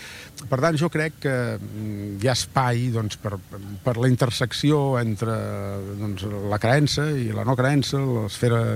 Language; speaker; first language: Catalan; native; Catalan